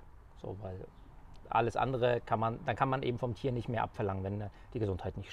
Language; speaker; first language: German; native; German